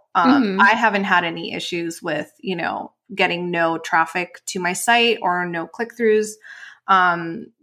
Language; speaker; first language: English; non-native, fluent; Spanish